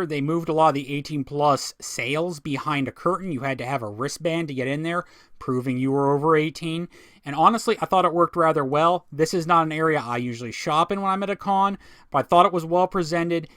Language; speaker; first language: English; native; English